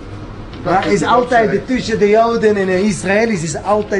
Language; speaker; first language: Dutch; non-native, learner; Hebrew